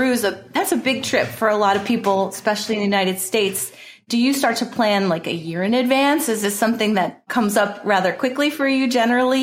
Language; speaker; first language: English; native; English